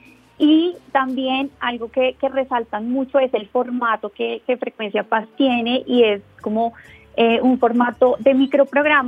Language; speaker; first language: Spanish; native; Spanish